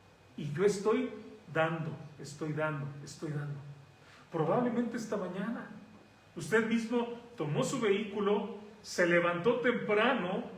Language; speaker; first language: Spanish; native; Spanish